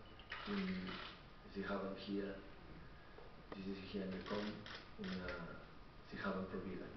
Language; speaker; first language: German; non-native, learner; Catalan